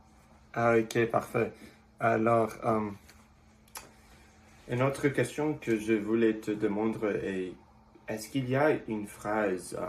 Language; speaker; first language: French; early bilingual, other home language; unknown